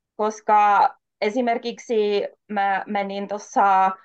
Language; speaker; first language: Finnish; non-native, fluent; German